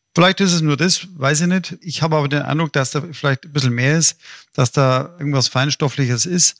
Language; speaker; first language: German; native; German